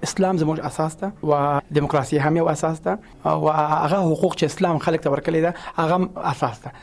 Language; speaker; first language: Pashto; non-native, local second language; Persian